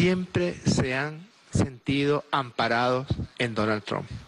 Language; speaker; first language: Spanish; native; Spanish